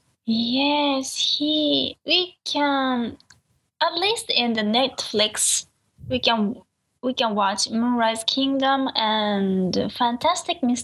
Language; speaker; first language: English; non-native, learner; Japanese